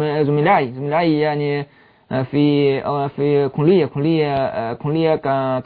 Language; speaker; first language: Arabic; non-native, learner; Chinese